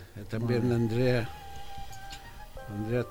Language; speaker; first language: Spanish; non-native, fluent; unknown